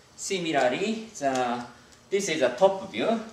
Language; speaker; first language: English; non-native, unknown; Japanese